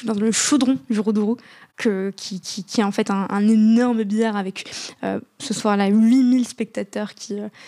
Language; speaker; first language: French; non-native, local second language; Arabic